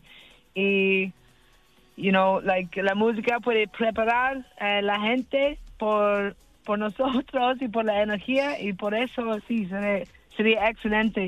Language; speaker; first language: Spanish; non-native, learner; English